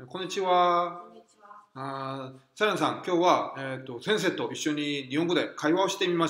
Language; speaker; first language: Japanese; non-native, fluent; Korean